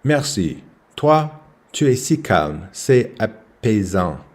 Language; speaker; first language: French; non-native, learner; English